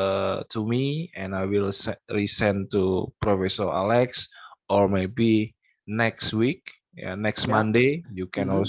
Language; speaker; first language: English; non-native, local second language; Indonesian